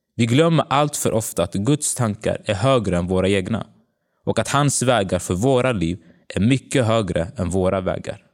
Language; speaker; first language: Swedish; early bilingual, other home language; Tigrinya